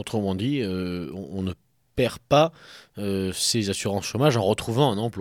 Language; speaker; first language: French; native; French